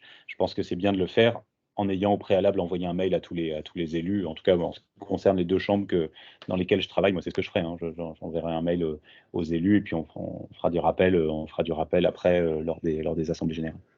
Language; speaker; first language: French; native; French